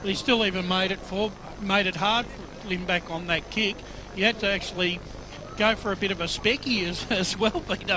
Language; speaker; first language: English; native; English